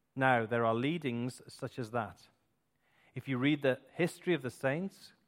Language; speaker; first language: English; native; English